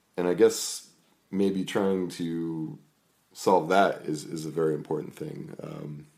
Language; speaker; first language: English; native; English